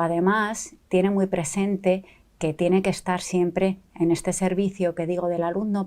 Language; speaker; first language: Spanish; native; Spanish